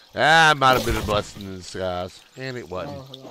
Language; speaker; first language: English; native; English